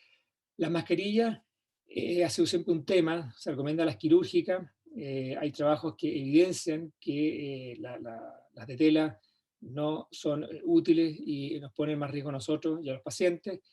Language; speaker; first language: Spanish; native; Spanish